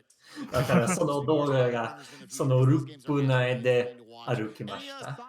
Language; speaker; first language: Japanese; non-native, learner; English